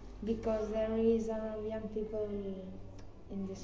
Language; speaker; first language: English; non-native, learner; Catalan